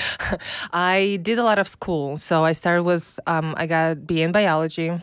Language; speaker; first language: English; non-native, fluent; Russian